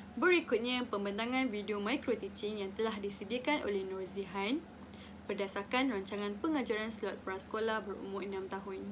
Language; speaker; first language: Malay; native; Malay